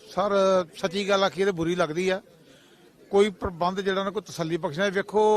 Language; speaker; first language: Punjabi; native; Punjabi